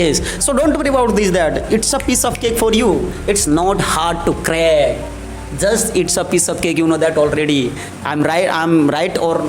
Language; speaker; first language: English; non-native, local second language; Hindi